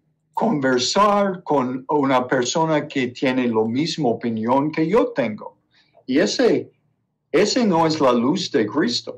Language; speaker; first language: Spanish; non-native, learner; English